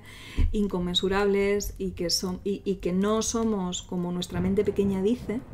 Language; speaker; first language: Spanish; native; Spanish